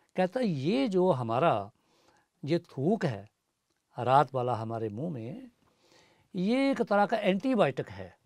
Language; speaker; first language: Hindi; native; Hindi